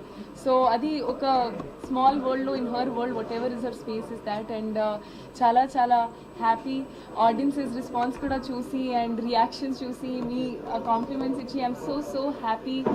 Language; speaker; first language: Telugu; non-native, learner; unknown